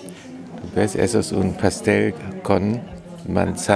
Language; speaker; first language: Spanish; non-native, fluent; German